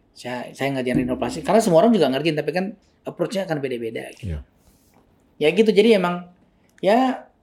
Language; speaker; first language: Indonesian; native; Indonesian